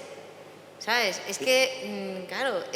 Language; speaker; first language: Spanish; native; Spanish